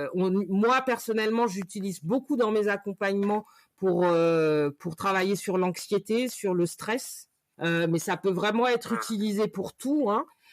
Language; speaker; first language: French; native; French